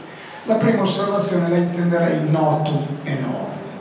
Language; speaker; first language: Italian; native; Italian